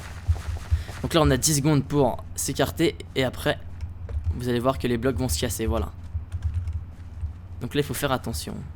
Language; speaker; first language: French; native; French